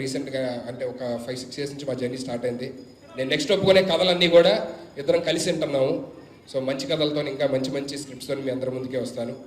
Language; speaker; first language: Telugu; native; Telugu